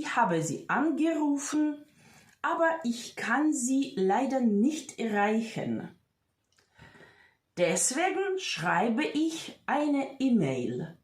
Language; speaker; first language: German; non-native, fluent; Ukrainian